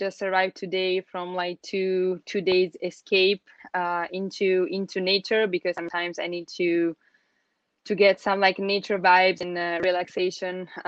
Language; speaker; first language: English; non-native, fluent; Italian